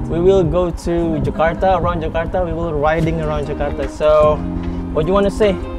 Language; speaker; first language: English; non-native, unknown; Indonesian